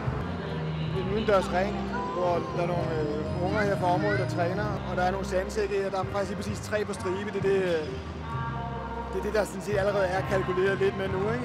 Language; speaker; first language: Danish; native; Danish